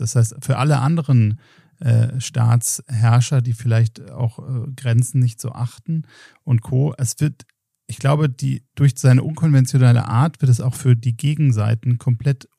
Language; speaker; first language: German; native; German